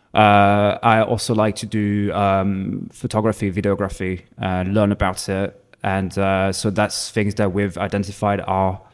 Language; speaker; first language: English; non-native, fluent; French